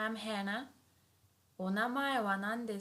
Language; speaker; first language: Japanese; non-native, fluent; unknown